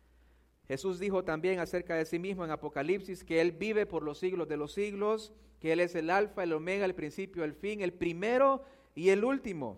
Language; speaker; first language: Spanish; native; Spanish